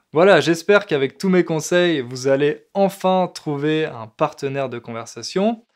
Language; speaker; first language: French; native; French